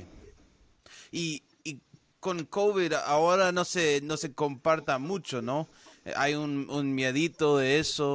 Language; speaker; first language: Spanish; early bilingual, heritage; Spanish